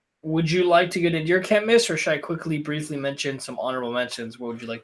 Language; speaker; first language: English; native; English